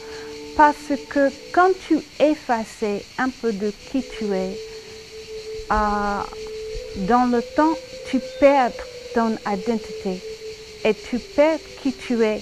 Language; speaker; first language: French; non-native, fluent; English